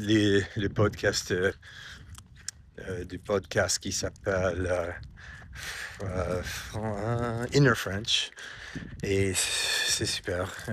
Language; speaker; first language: French; non-native, fluent; English